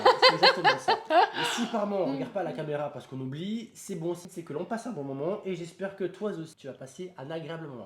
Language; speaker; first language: French; native; French